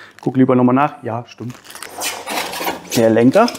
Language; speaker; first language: German; native; German